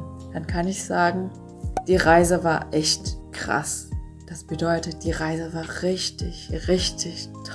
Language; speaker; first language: German; non-native, fluent; Vietnamese